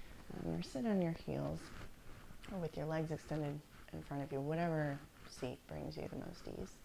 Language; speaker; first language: English; native; English